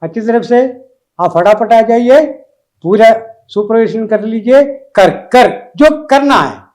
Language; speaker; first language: Hindi; non-native, local second language; Malayalam